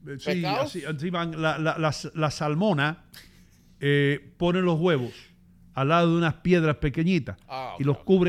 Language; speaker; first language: Spanish; native; Spanish